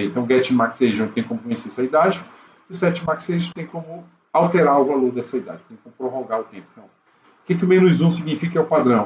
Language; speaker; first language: Portuguese; native; Portuguese